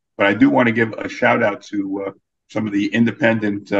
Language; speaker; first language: English; native; English